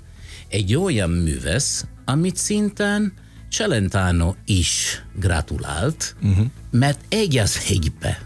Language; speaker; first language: Hungarian; non-native, fluent; Italian